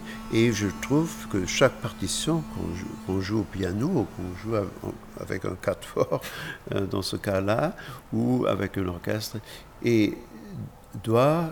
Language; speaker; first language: French; non-native, fluent; German